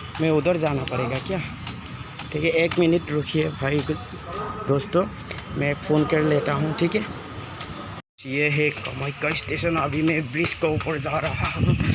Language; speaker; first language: Hindi; non-native, local second language; Assamese